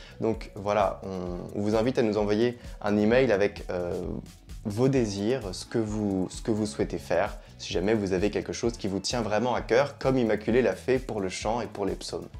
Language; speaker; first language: French; native; French